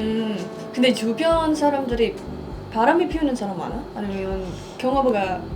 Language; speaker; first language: Korean; non-native, learner; Indonesian